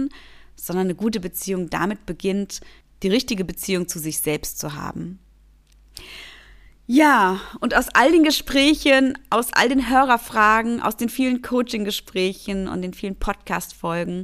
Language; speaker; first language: German; native; German